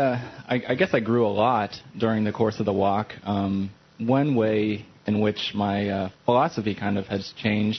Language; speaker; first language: English; native; English